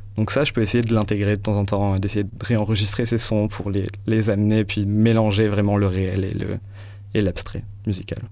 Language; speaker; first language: French; native; French